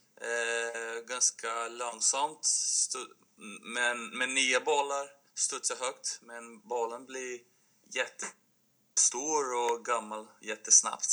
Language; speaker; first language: Swedish; non-native, fluent; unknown